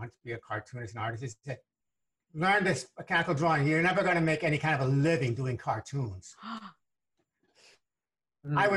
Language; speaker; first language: English; early bilingual, other home language; Spanish